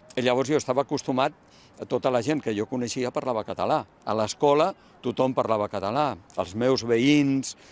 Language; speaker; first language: Catalan; non-native, local second language; Spanish